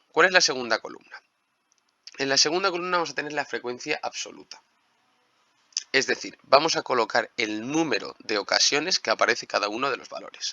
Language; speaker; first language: Spanish; native; Spanish